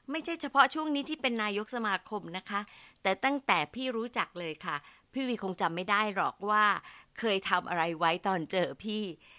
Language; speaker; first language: Thai; native; Thai